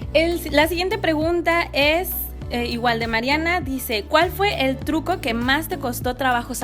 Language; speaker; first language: Spanish; native; Spanish